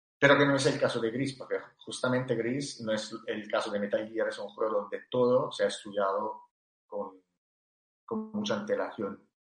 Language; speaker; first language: Spanish; non-native, fluent; Italian